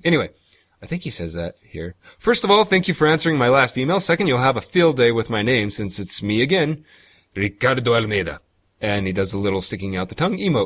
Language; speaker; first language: English; native; English